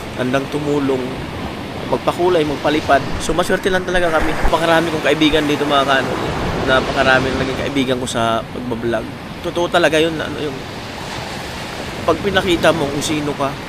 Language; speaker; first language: Filipino; non-native, local second language; Bikol